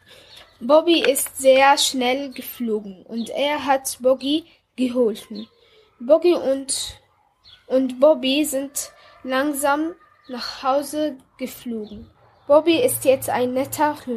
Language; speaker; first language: German; non-native, learner; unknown